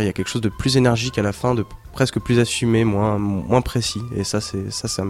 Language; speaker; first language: French; native; French